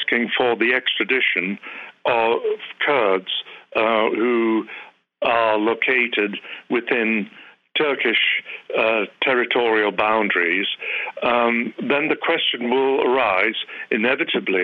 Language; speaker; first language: English; native; English